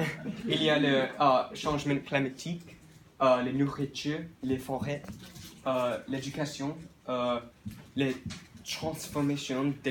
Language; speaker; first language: French; non-native, learner; English